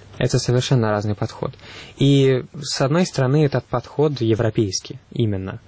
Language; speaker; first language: Russian; non-native, fluent; Italian